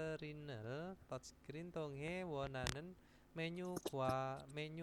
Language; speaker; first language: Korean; non-native, fluent; Indonesian